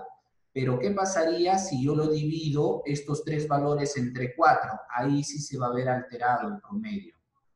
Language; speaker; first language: Spanish; native; Spanish